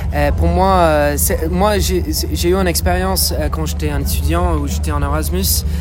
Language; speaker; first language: French; non-native, fluent; English